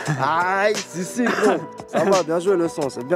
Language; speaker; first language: French; native; French